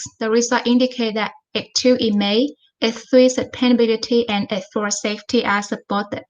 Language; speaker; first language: English; non-native, fluent; Vietnamese